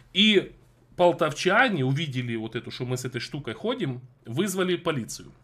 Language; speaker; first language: Russian; native; Russian